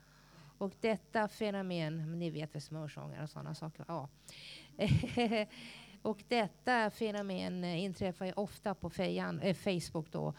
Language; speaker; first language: Swedish; native; Swedish